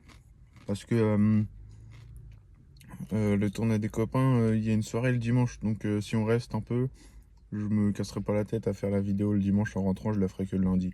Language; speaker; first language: French; native; French